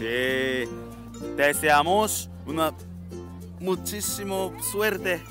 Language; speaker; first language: Spanish; non-native, learner; Korean